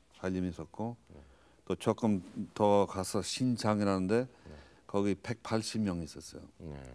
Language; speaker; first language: Korean; non-native, fluent; English